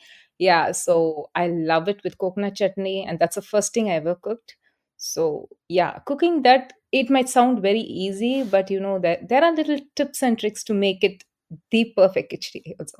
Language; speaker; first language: English; non-native, local second language; Tamil